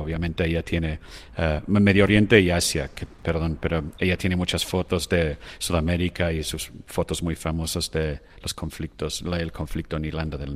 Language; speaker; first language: Spanish; non-native, fluent; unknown